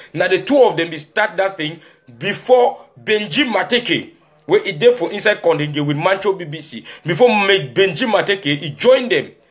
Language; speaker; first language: Nigerian Pidgin; native; Nigerian Pidgin